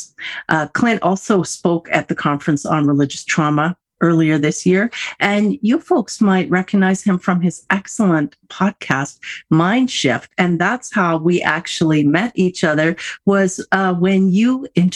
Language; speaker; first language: English; native; English